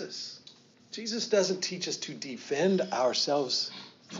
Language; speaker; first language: English; native; English